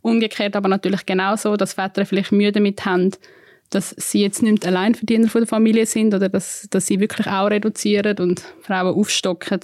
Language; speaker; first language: German; native; German